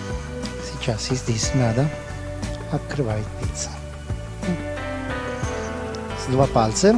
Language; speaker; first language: Russian; non-native, learner; Italian